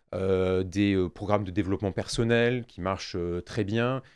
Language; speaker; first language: French; native; French